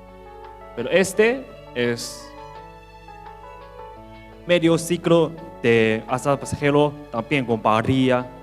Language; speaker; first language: Spanish; non-native, learner; Chinese